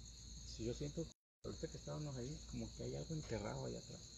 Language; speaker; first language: Spanish; native; Spanish